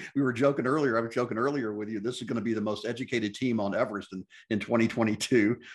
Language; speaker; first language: English; native; English